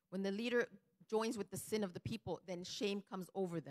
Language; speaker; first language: English; early bilingual, other home language; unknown